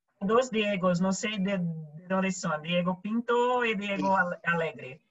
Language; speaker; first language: Spanish; non-native, learner; Portuguese